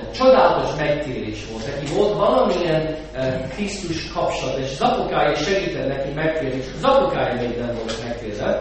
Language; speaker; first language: Hungarian; non-native, fluent; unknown